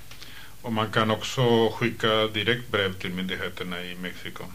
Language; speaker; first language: Swedish; non-native, fluent; Spanish